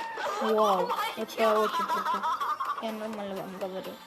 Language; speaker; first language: Russian; non-native, local second language; Ukrainian